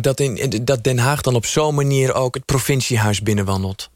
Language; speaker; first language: Dutch; native; Dutch